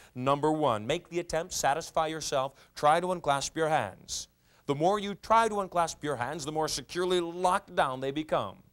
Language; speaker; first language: English; native; English